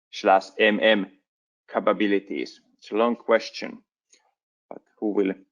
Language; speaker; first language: English; non-native, fluent; Finnish